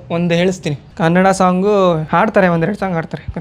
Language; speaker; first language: Kannada; non-native, fluent; Nepali